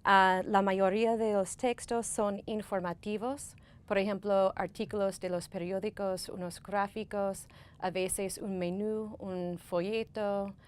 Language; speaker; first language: Spanish; non-native, fluent; English